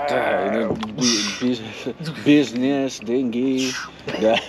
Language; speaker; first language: Russian; non-native, learner; English